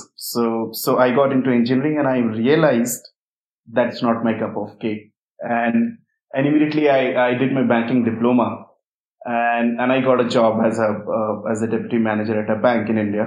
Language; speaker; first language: English; non-native, local second language; Hindi